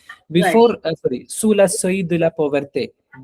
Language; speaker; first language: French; non-native, fluent; Hindi